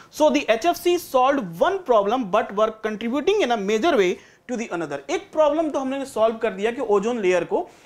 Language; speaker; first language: Hindi; native; Hindi